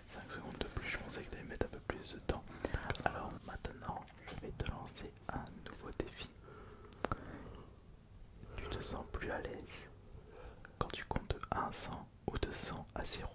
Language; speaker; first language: French; native; French